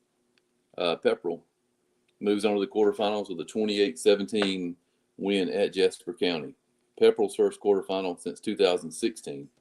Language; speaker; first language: English; native; English